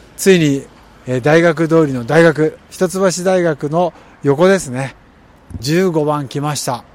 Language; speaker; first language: Japanese; non-native, fluent; Vietnamese